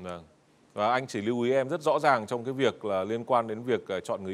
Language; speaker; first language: Vietnamese; native; Vietnamese